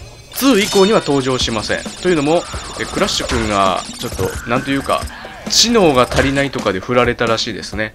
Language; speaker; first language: Japanese; native; Japanese